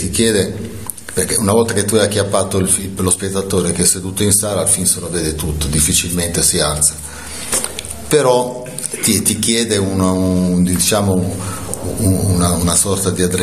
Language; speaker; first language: Italian; native; Italian